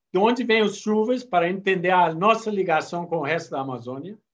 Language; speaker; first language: Portuguese; non-native, fluent; English